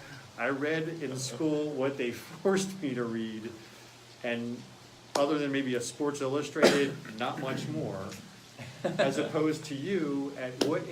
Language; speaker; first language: English; native; English